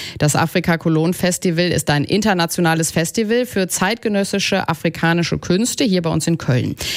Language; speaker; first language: German; native; German